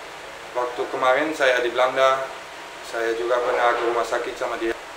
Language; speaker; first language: Indonesian; non-native, fluent; Dutch